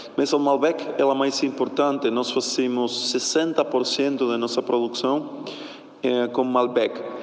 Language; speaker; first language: Portuguese; non-native, fluent; Spanish